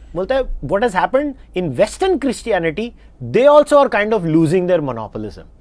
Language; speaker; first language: Hindi; native; Hindi